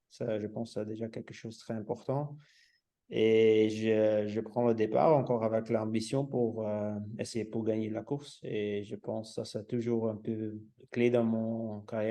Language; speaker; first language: French; non-native, local second language; Dutch